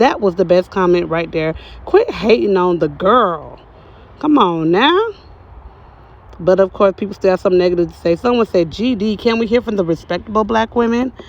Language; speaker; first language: English; native; English